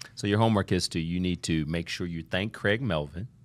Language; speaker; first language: English; native; English